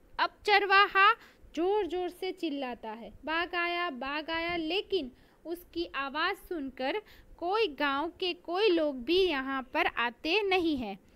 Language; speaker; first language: Hindi; non-native, local second language; Gujarati